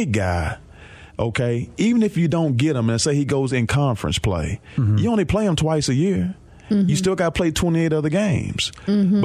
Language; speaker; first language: English; native; English